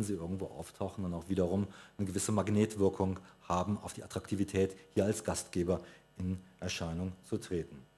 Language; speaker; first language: German; native; German